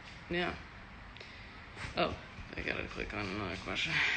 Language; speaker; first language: English; early bilingual, other home language; Spanish